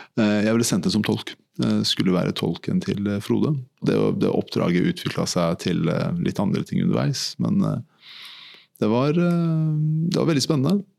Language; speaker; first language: Norwegian; early bilingual, other home language; Persian